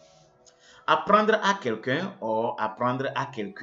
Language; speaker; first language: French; non-native, fluent; English